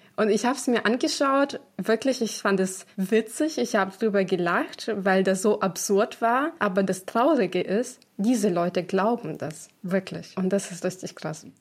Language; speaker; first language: German; non-native, fluent; Ukrainian